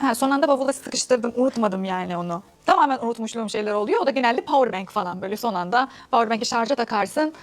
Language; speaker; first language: Turkish; non-native, fluent; Arabic